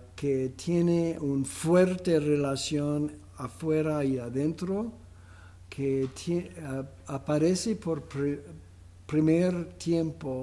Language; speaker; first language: Spanish; non-native, fluent; English